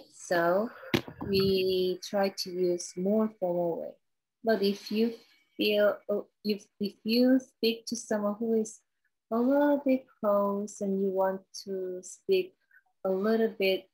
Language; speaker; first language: English; non-native, learner; Korean